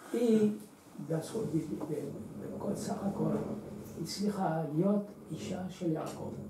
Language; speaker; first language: Hebrew; non-native, fluent; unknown